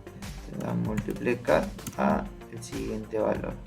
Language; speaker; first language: Spanish; native; Spanish